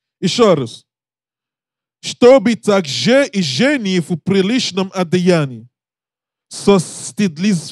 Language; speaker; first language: Russian; non-native, learner; English